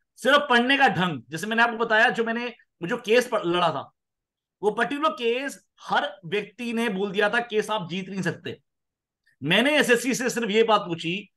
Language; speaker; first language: Hindi; non-native, local second language; Punjabi